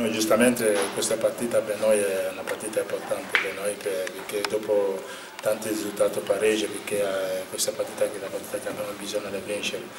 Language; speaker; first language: Italian; non-native, learner; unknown